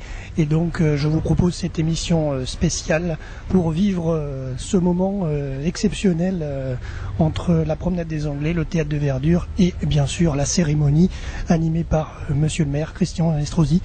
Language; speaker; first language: French; native; French